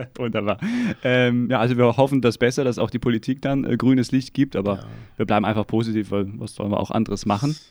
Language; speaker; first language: German; native; German